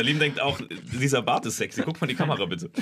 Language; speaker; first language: German; native; German